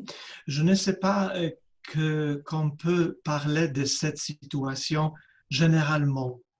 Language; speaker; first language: French; non-native, fluent; Polish